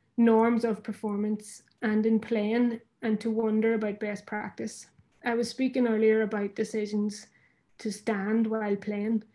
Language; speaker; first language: English; native; English